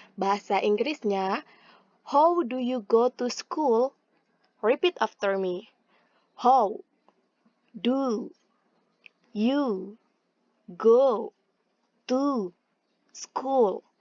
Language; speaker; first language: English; non-native, fluent; Indonesian